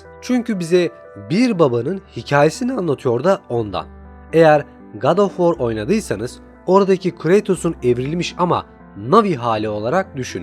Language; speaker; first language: Turkish; native; Turkish